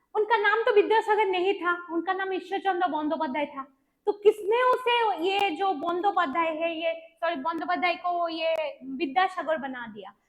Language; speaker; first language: Hindi; non-native, local second language; Bangla